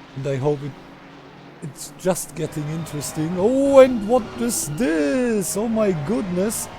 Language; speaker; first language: English; non-native, fluent; German